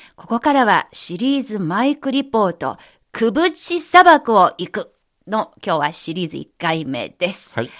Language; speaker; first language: Japanese; non-native, fluent; Chinese